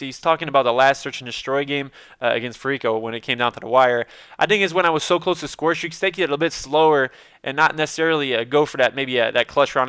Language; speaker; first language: English; native; English